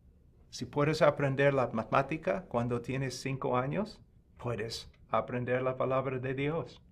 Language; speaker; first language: Spanish; non-native, fluent; English